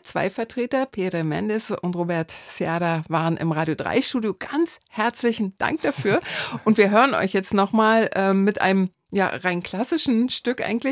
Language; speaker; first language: German; native; German